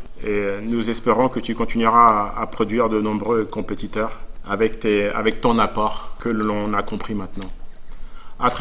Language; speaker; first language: French; native; French